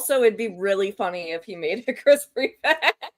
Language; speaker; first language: English; native; English